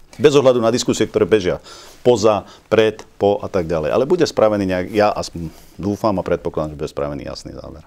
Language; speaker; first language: Slovak; native; Slovak